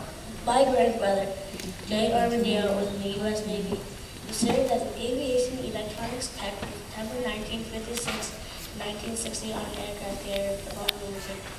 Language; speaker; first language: English; native; English